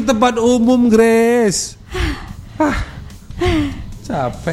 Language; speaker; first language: Indonesian; native; Indonesian